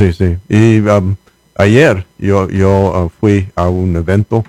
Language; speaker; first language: Spanish; non-native, learner; English